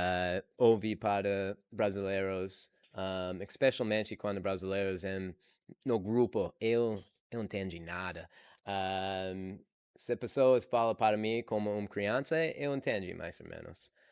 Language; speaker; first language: Portuguese; non-native, learner; English